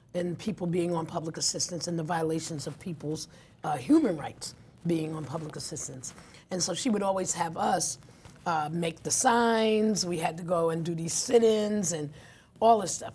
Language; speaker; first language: English; native; English